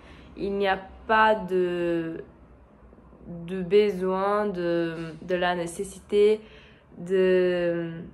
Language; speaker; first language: French; non-native, learner; Portuguese